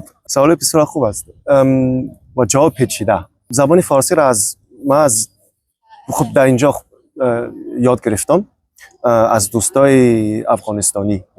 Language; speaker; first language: Persian; non-native, fluent; Chinese